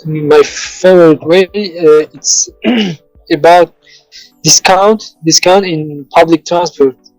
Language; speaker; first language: English; non-native, learner; Tajik